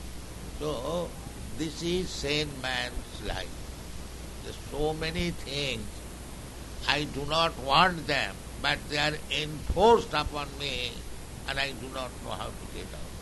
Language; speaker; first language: English; non-native, local second language; Bangla